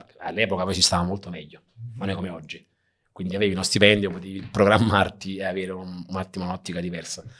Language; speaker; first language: Italian; native; Italian